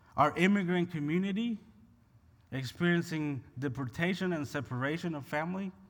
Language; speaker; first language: English; non-native, fluent; Spanish